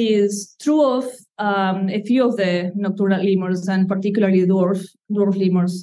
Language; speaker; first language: English; non-native, fluent; Spanish